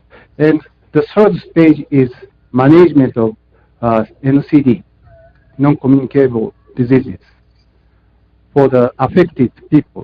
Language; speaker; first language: English; non-native, fluent; Japanese